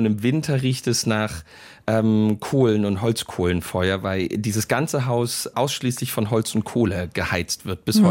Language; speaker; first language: German; native; German